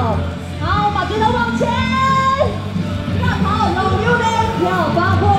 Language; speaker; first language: Chinese; native; Chinese